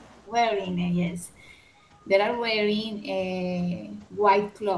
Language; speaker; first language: English; non-native, learner; Spanish